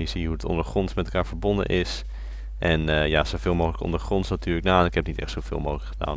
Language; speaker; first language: Dutch; native; Dutch